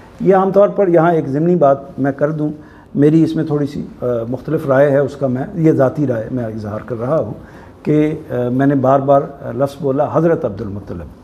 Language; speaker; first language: Urdu; non-native, local second language; Punjabi